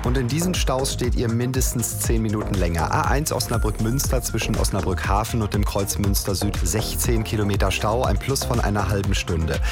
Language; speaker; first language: German; native; German